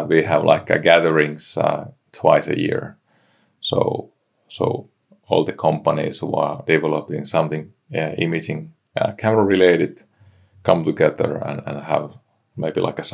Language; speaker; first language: English; non-native, fluent; Finnish